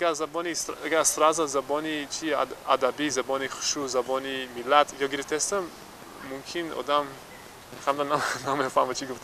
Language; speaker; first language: Persian; non-native, learner; English